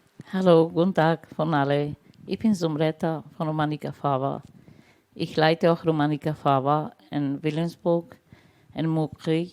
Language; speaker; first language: German; non-native, learner; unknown